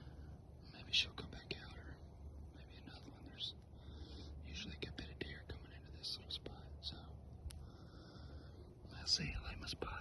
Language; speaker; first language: English; native; English